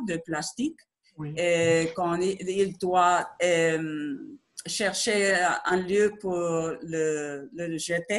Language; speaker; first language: French; non-native, learner; Spanish